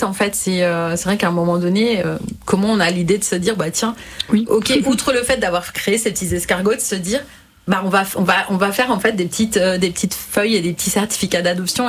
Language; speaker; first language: French; native; French